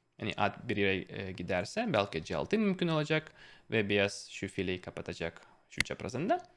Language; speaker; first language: Turkish; non-native, fluent; Russian